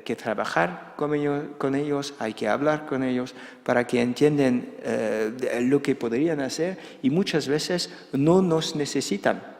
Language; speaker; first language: Spanish; non-native, fluent; Dutch